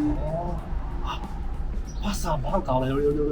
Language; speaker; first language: Thai; non-native, learner; Japanese